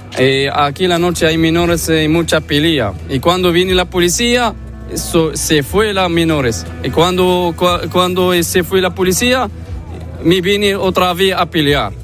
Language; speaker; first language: Spanish; non-native, learner; Arabic